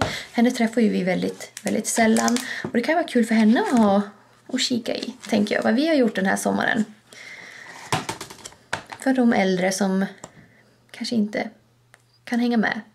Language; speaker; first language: Swedish; native; Swedish